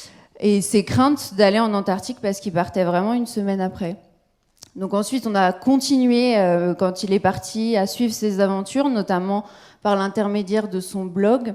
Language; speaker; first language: French; native; French